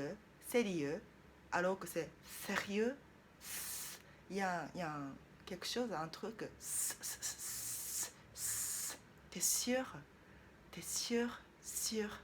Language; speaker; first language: French; non-native, learner; Japanese